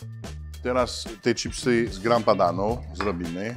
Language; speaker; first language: Polish; non-native, fluent; French